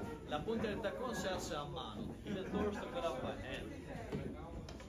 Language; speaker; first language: Spanish; non-native, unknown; Dutch